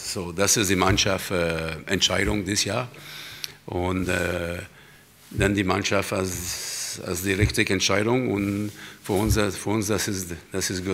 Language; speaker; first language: German; non-native, learner; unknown